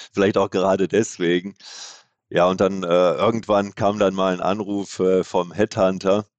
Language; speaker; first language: German; native; German